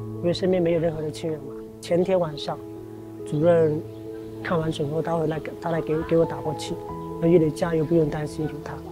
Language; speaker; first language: Chinese; early bilingual, heritage; Chinese